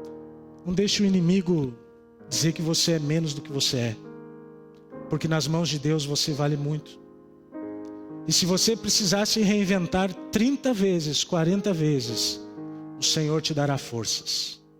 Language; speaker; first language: Portuguese; native; Portuguese